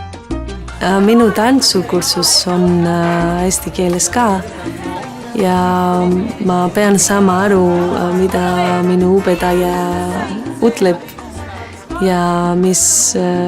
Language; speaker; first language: Estonian; non-native, learner; Greek